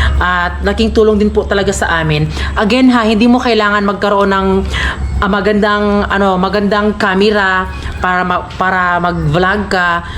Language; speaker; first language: Filipino; non-native, local second language; Cebuano